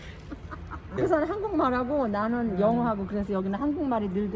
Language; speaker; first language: Korean; native; Korean